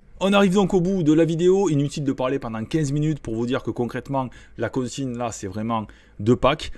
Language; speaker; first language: French; native; French